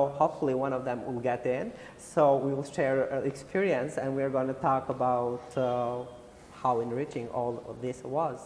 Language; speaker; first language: English; non-native, fluent; Albanian